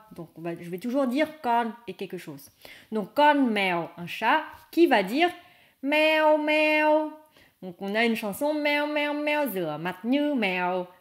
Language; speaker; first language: French; non-native, fluent; Vietnamese